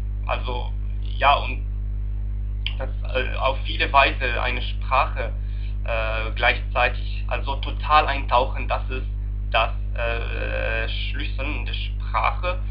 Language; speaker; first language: German; non-native, learner; Arabic